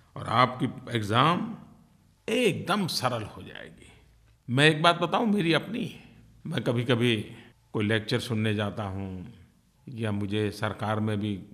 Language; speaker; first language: Hindi; non-native, local second language; Gujarati